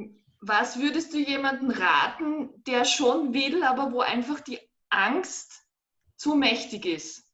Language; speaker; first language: German; native; German